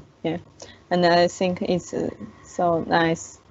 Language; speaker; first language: English; non-native, learner; Chinese